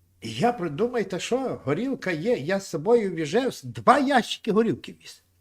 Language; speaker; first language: Ukrainian; native; Ukrainian